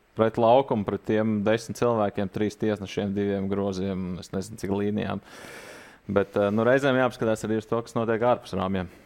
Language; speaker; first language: Latvian; native; Latvian